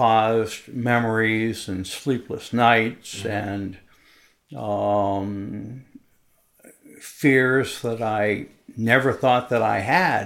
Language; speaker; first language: English; native; English